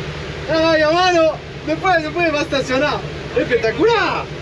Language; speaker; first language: Spanish; non-native, learner; French